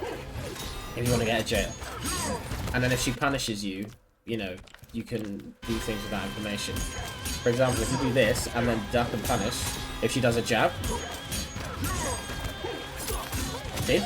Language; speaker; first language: English; native; English